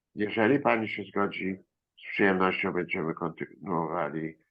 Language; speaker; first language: Polish; native; Polish